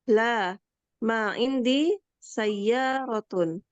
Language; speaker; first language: Arabic; non-native, learner; Indonesian